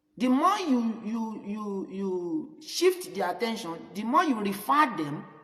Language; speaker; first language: English; non-native, local second language; Yoruba